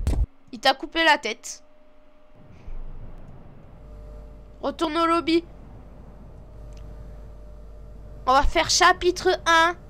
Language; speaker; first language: French; native; French